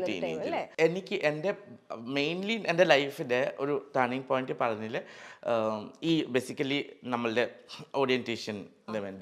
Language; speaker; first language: Malayalam; non-native, learner; Assamese